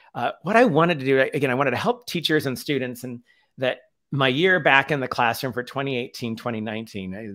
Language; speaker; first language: English; native; English